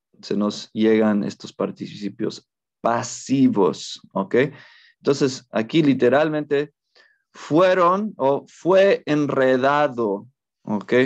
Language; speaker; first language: Spanish; non-native, fluent; English